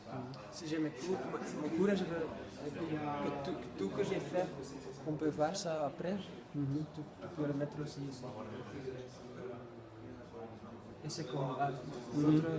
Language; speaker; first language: French; non-native, fluent; Dutch